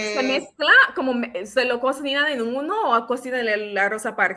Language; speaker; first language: Spanish; non-native, fluent; English